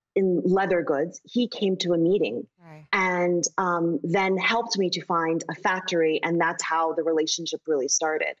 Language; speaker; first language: English; native; English